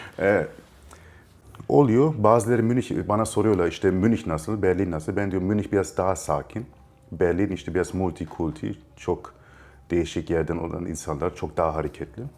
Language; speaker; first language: Turkish; early bilingual, heritage; Turkish